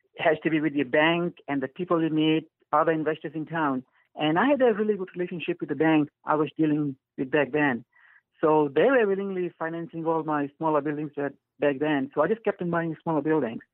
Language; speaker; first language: English; non-native, fluent; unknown